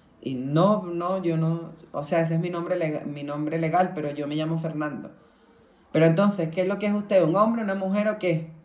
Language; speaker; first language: Spanish; native; Spanish